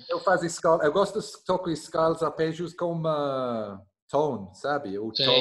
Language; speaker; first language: Portuguese; non-native, learner; English